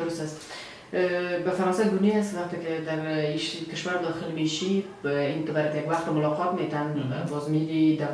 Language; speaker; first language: Persian; native; Persian